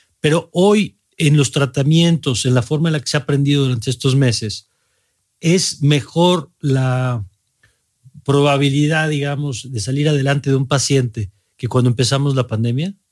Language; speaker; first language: Spanish; native; Spanish